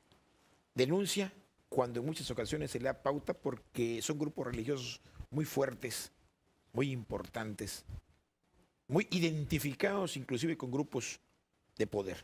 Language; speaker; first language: Spanish; native; Spanish